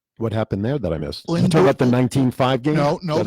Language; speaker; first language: English; native; English